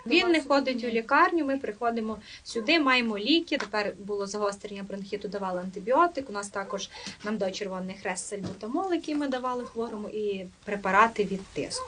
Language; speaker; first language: Ukrainian; native; Ukrainian